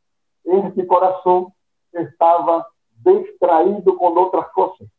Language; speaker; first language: Spanish; non-native, fluent; Portuguese